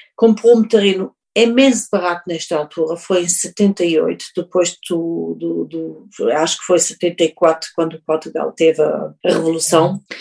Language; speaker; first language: Portuguese; non-native, fluent; German